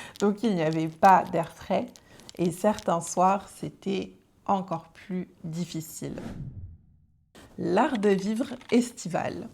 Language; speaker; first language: French; native; French